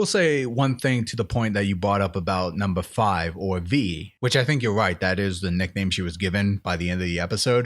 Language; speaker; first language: English; native; English